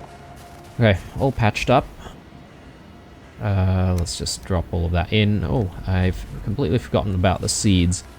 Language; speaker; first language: English; native; English